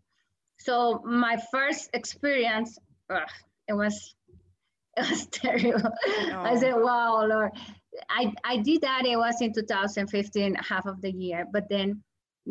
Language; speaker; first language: English; non-native, learner; Spanish